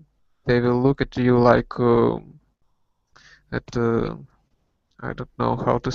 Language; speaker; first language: English; non-native, learner; Russian